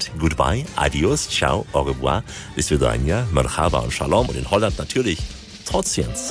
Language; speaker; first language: German; native; German